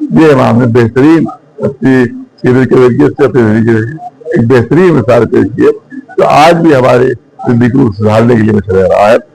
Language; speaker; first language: Urdu; native; Urdu